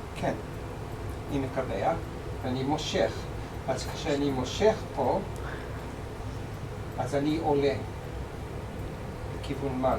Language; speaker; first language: Hebrew; non-native, fluent; English